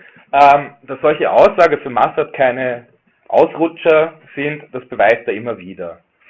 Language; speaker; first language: German; native; German